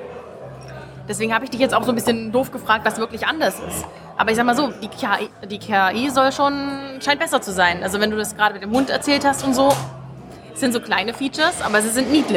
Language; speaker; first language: German; native; German